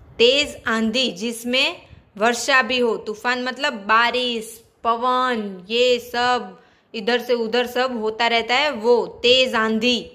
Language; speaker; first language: Hindi; non-native, local second language; Gujarati